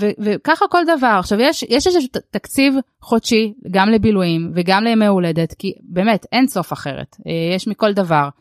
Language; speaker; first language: Hebrew; early bilingual, other home language; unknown